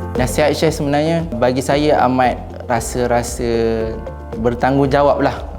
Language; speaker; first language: Malay; native; Malay